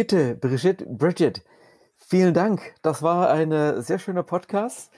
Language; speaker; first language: German; native; German